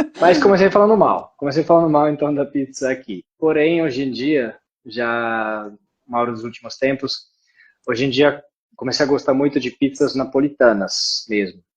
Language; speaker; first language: Portuguese; non-native, fluent; Italian